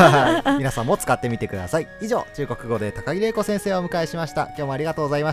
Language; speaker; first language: Japanese; native; Japanese